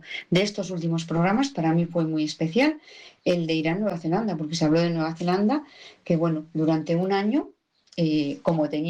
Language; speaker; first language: Spanish; native; Spanish